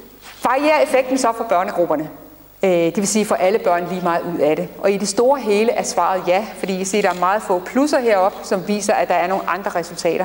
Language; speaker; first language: Danish; native; Danish